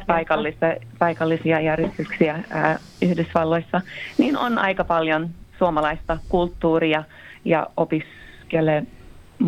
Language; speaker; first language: Finnish; early bilingual, heritage; Finnish